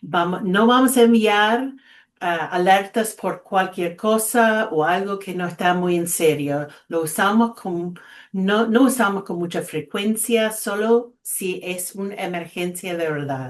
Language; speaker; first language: Spanish; non-native, fluent; English